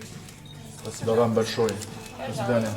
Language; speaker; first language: Russian; non-native, learner; French